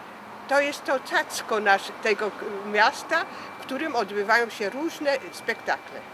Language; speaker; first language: Polish; early bilingual, heritage; French